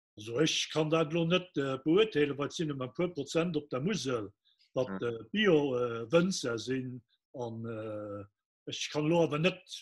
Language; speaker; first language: Luxembourgish; native; Luxembourgish